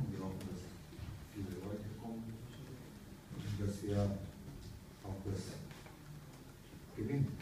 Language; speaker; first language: German; non-native, fluent; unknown